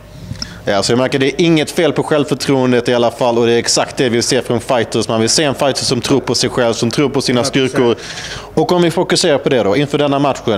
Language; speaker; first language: Swedish; native; Swedish